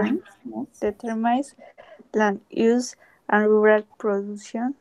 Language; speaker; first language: English; non-native, learner; Spanish